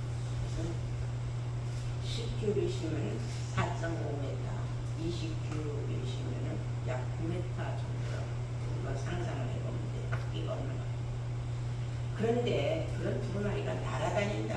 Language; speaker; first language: Korean; native; Korean